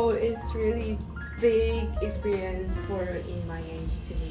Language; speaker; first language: English; non-native, learner; Korean